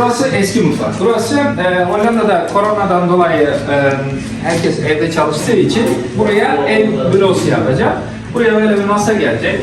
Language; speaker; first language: Turkish; early bilingual, heritage; Turkish